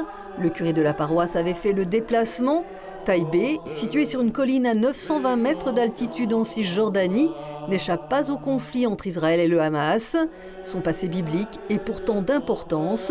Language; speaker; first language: French; native; French